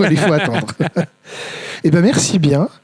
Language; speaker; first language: French; native; French